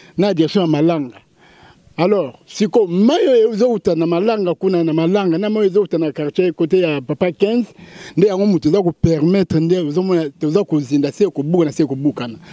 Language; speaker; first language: Lingala; native; Lingala